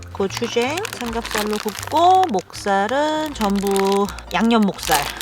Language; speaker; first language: Korean; native; Korean